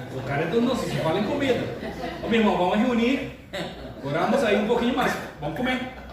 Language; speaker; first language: Portuguese; non-native, fluent; Spanish